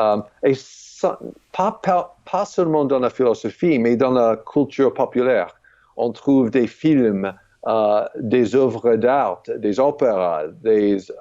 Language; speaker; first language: French; non-native, fluent; English